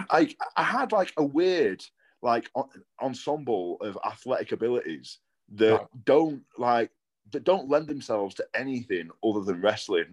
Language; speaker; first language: English; native; English